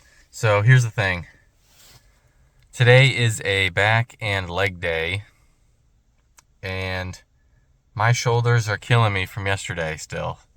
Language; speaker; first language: English; native; English